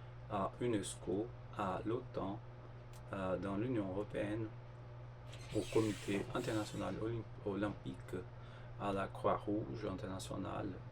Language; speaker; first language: French; non-native, fluent; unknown